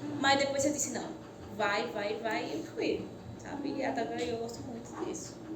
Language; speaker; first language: Portuguese; non-native, fluent; Spanish